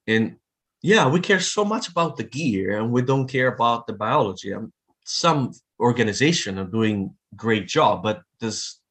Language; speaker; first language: English; non-native, fluent; Italian